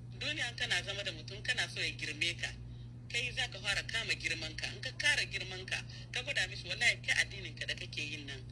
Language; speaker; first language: Hausa; native; Hausa